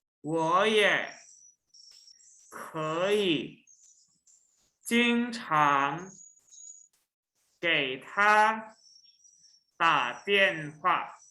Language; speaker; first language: Chinese; non-native, local second language; Indonesian